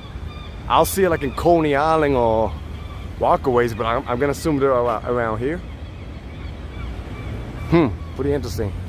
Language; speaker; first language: English; non-native, local second language; Spanish